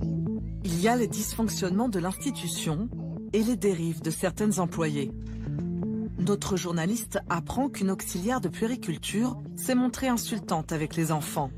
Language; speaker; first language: French; native; French